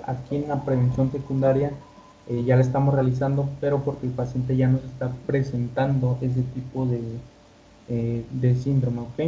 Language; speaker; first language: Spanish; native; Spanish